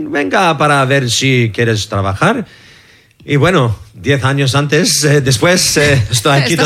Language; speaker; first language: Spanish; non-native, learner; English